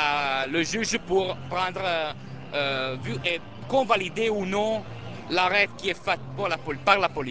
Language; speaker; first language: French; non-native, learner; Italian